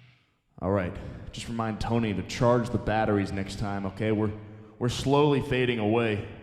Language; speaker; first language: English; native; English